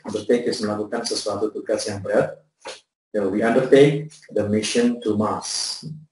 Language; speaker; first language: Indonesian; native; Indonesian